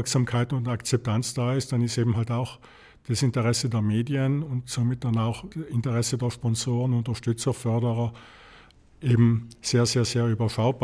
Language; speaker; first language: German; native; German